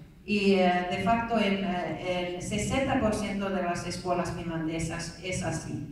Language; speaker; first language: Spanish; non-native, fluent; Finnish